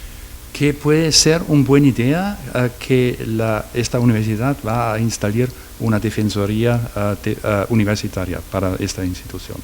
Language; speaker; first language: Spanish; non-native, learner; German